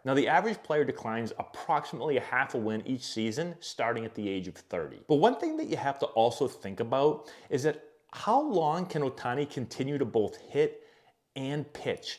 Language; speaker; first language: English; native; English